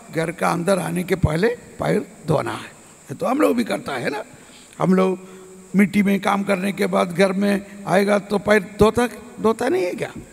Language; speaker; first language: Hindi; non-native, local second language; Malayalam